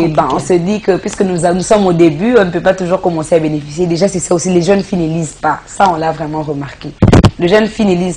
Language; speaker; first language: French; non-native, local second language; Lingala